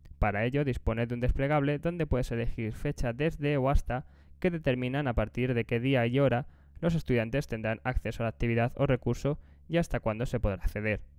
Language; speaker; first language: Spanish; native; Spanish